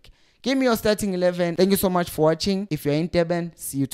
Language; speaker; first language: English; non-native, local second language; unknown